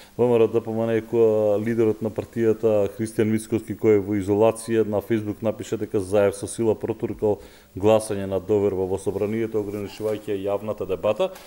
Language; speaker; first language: Macedonian; native; Macedonian